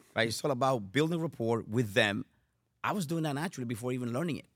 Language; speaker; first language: English; non-native, fluent; Spanish